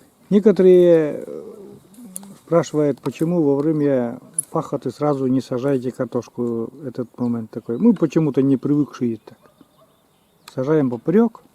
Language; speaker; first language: Russian; native; Russian